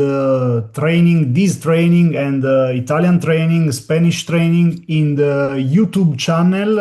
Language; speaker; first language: English; non-native, learner; Italian